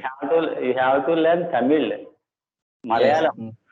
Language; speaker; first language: English; non-native, local second language; Telugu